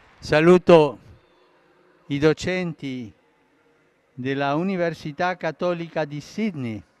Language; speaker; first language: Italian; early bilingual, heritage; Spanish